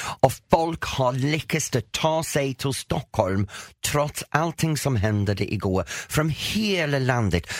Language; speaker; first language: Swedish; non-native, fluent; English